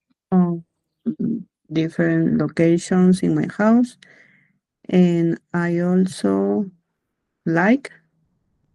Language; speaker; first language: English; non-native, learner; Spanish